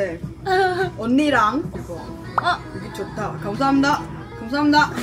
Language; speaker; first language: Korean; non-native, learner; Japanese